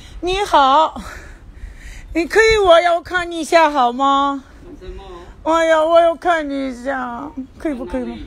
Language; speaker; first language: Chinese; non-native, learner; Russian